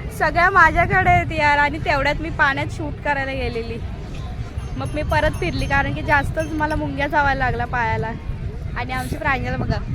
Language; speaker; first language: Marathi; native; Marathi